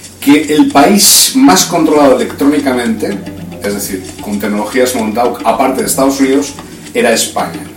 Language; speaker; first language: Spanish; native; Spanish